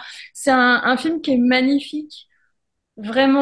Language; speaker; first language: French; native; French